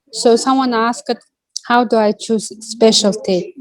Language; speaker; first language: English; non-native, learner; Mongolian